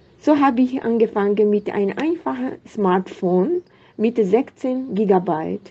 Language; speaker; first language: German; non-native, fluent; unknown